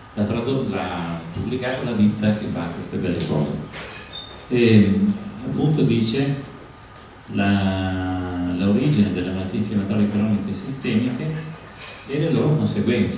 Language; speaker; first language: Italian; native; Italian